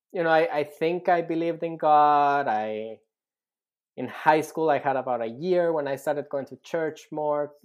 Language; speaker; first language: English; non-native, fluent; Spanish